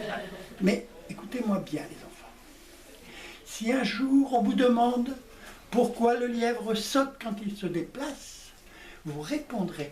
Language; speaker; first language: French; native; French